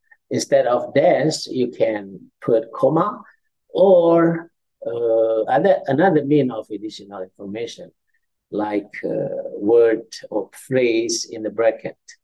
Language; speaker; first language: English; non-native, fluent; Indonesian